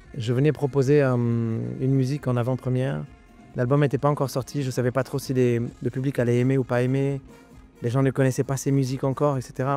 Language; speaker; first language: French; early bilingual, other home language; Arabic